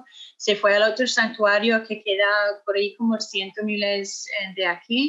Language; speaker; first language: Spanish; non-native, fluent; English